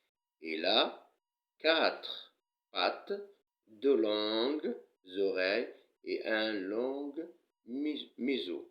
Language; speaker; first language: French; non-native, local second language; Arabic